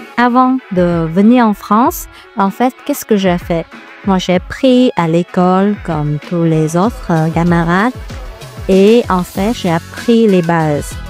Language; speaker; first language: French; non-native, fluent; Vietnamese